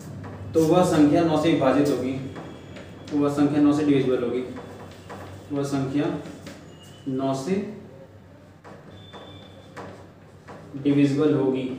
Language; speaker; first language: Hindi; native; Hindi